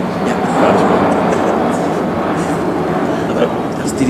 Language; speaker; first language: German; non-native, fluent; Japanese